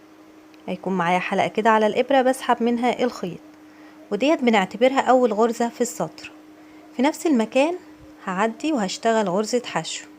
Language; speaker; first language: Arabic; native; Arabic